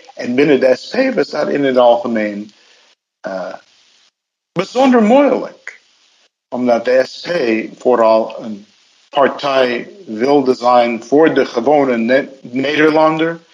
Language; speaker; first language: Dutch; non-native, fluent; English